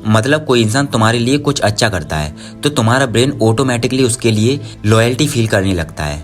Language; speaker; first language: Hindi; native; Hindi